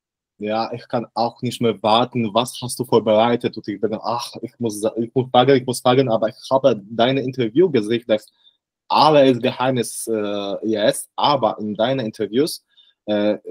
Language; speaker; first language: German; non-native, learner; Polish